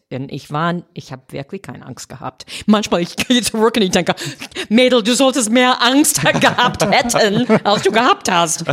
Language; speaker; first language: German; non-native, fluent; English